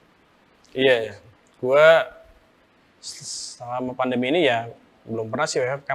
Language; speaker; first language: Indonesian; native; Indonesian